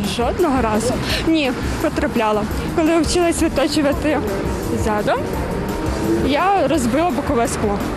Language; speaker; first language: Ukrainian; native; Ukrainian